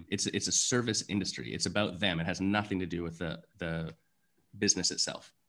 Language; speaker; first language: English; native; English